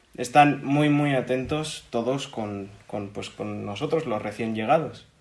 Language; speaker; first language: Spanish; native; Spanish